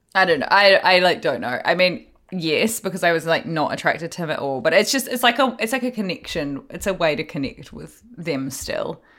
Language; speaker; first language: English; native; English